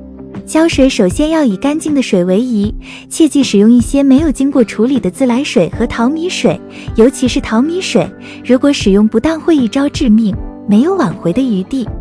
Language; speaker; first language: Chinese; native; Chinese